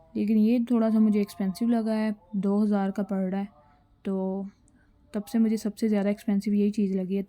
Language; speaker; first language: Urdu; non-native, local second language; Punjabi